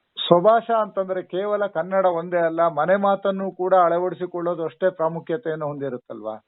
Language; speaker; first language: Kannada; native; Kannada